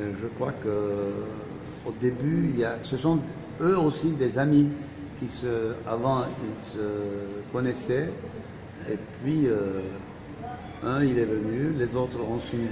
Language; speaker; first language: French; non-native, fluent; Turkish